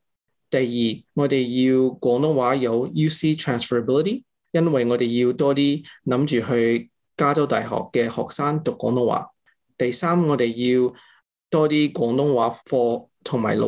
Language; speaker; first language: Cantonese; early bilingual, heritage; English